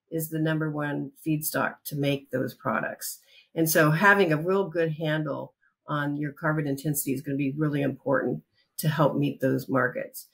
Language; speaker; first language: English; native; English